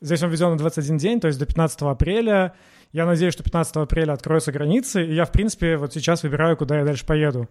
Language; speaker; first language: Russian; native; Russian